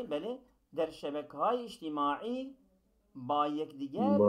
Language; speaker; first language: Persian; non-native, fluent; Kurdish